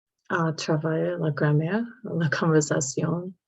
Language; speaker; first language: French; non-native, learner; English